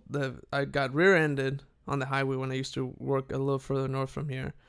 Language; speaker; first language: English; non-native, fluent; Spanish